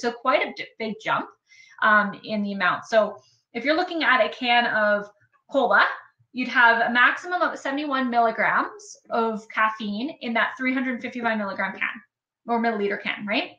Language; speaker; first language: English; native; English